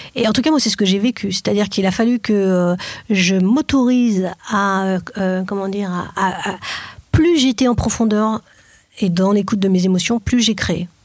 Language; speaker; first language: French; native; French